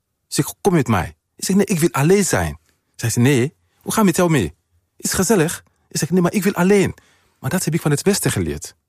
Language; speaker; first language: Dutch; non-native, fluent; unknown